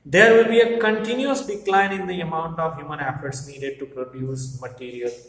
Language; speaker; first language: English; non-native, local second language; Gujarati